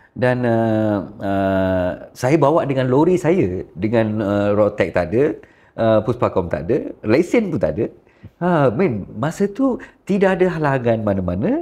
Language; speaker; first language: Malay; non-native, local second language; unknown